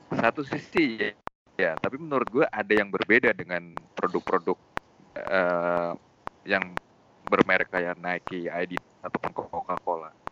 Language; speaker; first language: Indonesian; native; Indonesian